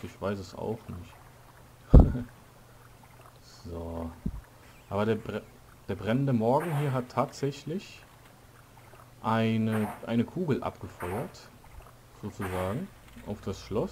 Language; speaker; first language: German; native; German